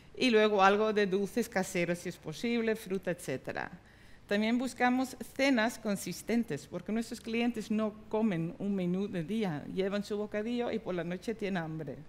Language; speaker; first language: Spanish; non-native, fluent; Dutch